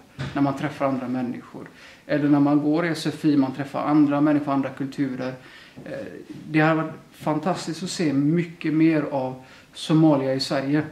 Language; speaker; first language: Swedish; early bilingual, other home language; Somali